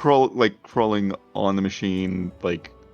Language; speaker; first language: English; native; English